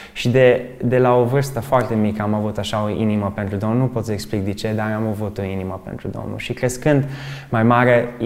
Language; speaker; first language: Romanian; early bilingual, other home language; English